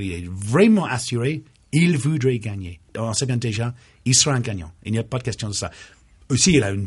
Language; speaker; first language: French; non-native, fluent; English